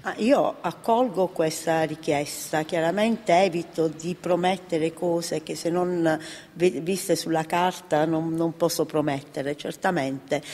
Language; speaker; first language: Italian; native; Italian